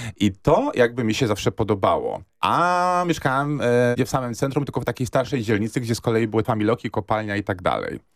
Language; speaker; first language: Polish; native; Polish